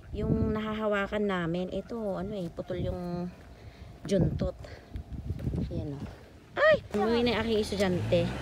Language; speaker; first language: Filipino; non-native, local second language; Iloko